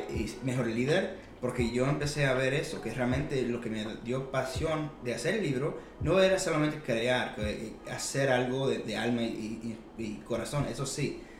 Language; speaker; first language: Spanish; early bilingual, heritage; Spanish